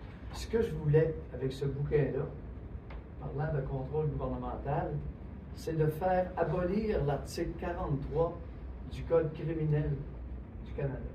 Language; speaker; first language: French; native; French